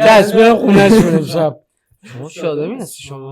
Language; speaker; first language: Persian; native; Persian